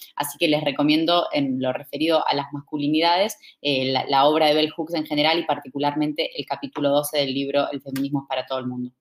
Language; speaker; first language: Spanish; native; Spanish